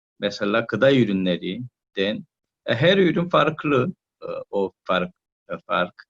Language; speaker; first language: Turkish; non-native, learner; Korean